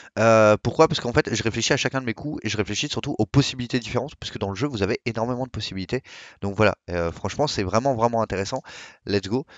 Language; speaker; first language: French; native; French